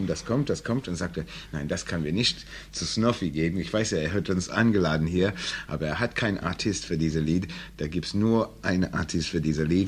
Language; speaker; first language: German; non-native, learner; English